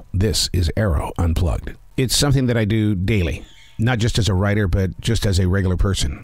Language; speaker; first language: English; native; English